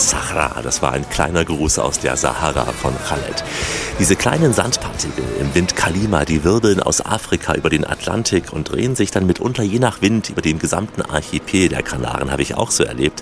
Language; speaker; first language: German; native; German